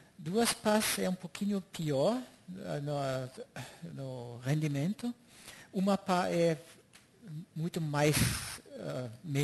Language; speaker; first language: Portuguese; non-native, fluent; German